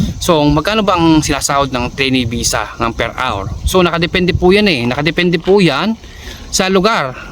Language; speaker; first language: Filipino; native; Filipino